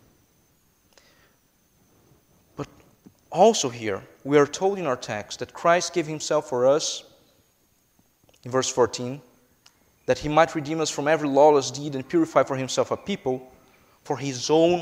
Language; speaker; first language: English; non-native, fluent; Portuguese